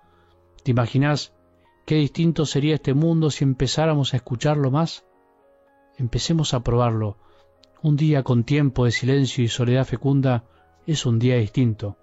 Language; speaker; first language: Spanish; native; Spanish